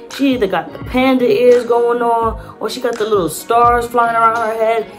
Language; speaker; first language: English; native; English